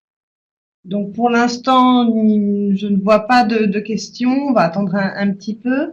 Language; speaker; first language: French; native; French